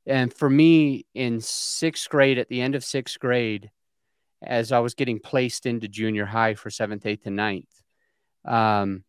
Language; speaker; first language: English; native; English